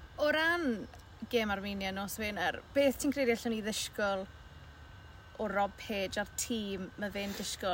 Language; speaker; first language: Welsh; native; Welsh